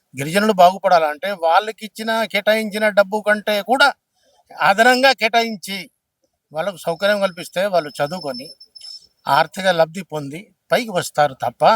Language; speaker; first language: Telugu; non-native, local second language; Lambadi